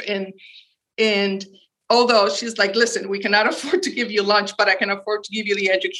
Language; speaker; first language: English; early bilingual, other home language; Spanish